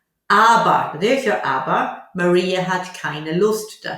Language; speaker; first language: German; non-native, fluent; English